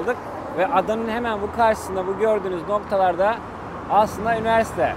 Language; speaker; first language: Turkish; native; Turkish